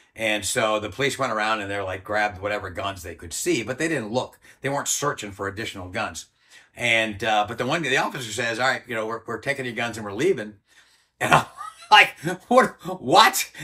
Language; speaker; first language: English; native; English